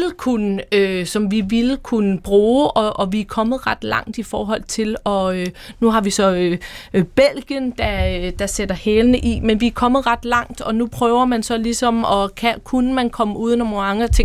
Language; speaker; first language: Danish; native; Danish